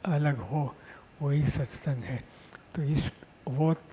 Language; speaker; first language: Hindi; non-native, local second language; Gujarati